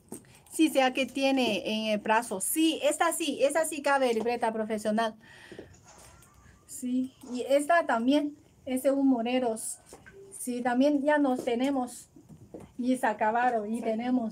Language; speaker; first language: Spanish; non-native, learner; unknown